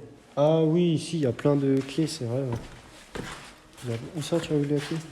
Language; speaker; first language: French; native; French